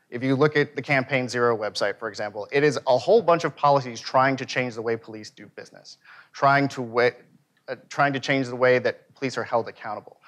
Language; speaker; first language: English; native; English